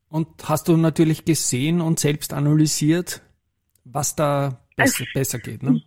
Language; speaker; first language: German; native; German